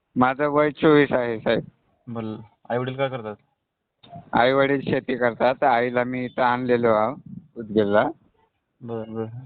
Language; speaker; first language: Marathi; native; Marathi